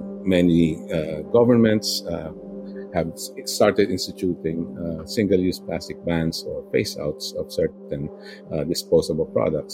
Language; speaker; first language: English; non-native, local second language; Filipino